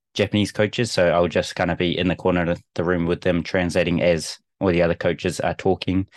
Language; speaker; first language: English; native; English